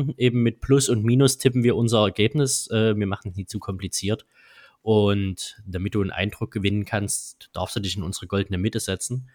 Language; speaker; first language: German; native; German